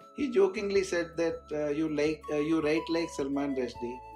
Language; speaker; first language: English; non-native, local second language; Hindi